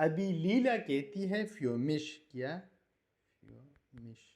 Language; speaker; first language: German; non-native, fluent; Urdu